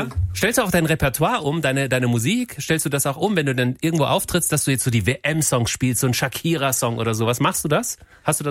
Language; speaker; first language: German; native; German